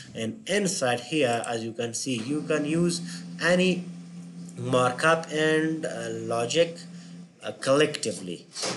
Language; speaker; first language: English; non-native, fluent; Persian